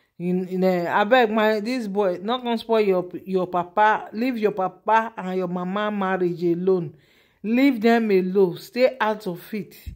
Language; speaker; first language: Nigerian Pidgin; native; Nigerian Pidgin